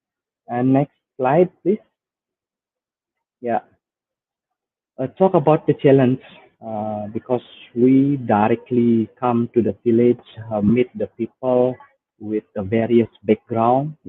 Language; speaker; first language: English; non-native, fluent; Indonesian